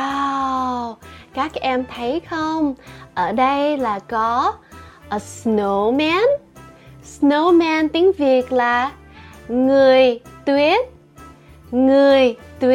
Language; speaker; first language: Vietnamese; early bilingual, heritage; Vietnamese